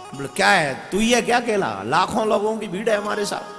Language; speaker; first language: Hindi; native; Hindi